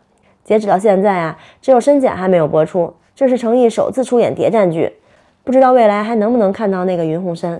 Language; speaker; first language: Chinese; native; Chinese